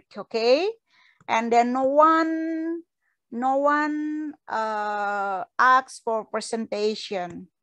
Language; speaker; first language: English; non-native, fluent; Indonesian